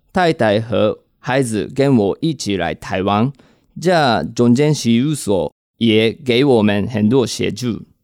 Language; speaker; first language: Chinese; non-native, fluent; Japanese